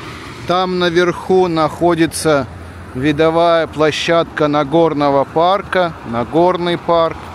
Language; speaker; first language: Russian; native; Russian